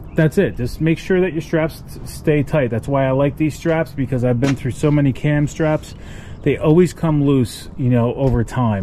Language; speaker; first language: English; native; English